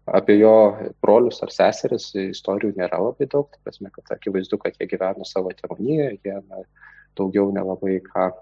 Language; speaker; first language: Lithuanian; native; Lithuanian